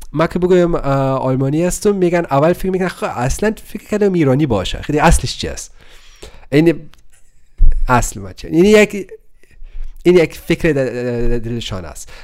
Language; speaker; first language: Persian; early bilingual, heritage; Persian